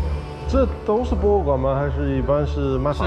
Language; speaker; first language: Chinese; non-native, fluent; English